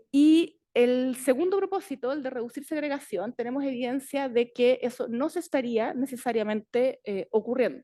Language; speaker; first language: Spanish; native; Spanish